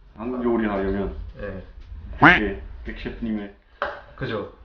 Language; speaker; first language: Korean; non-native, fluent; Danish